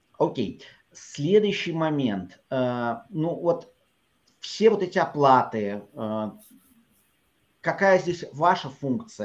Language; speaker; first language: Russian; native; Russian